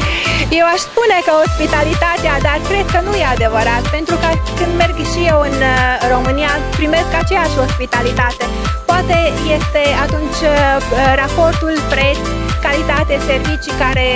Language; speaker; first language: Romanian; non-native, fluent; Hungarian